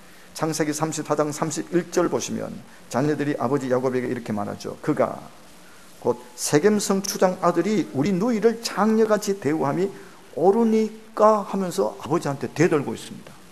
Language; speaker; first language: Korean; native; Korean